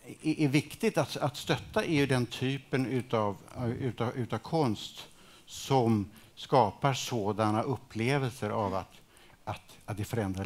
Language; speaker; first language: Swedish; native; Swedish